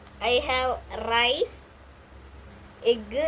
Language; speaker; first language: English; non-native, learner; Malayalam